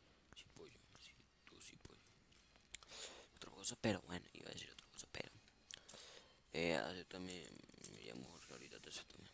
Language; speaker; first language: Spanish; native; Spanish